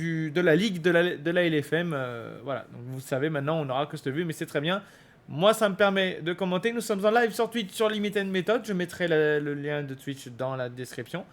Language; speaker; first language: French; native; French